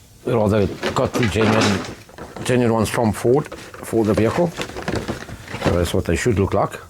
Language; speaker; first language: English; native; English